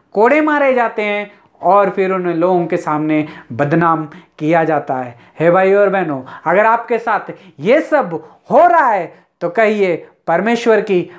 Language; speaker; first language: Hindi; non-native, local second language; Telugu